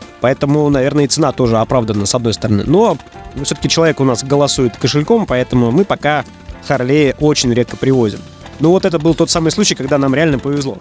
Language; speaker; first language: Russian; native; Russian